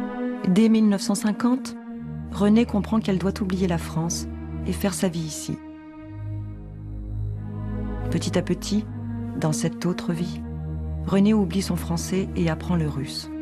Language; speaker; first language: French; native; French